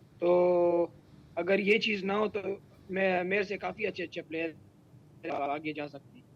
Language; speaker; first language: Urdu; non-native, local second language; Pashto